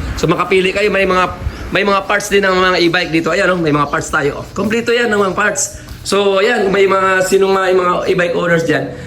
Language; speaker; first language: Filipino; native; Filipino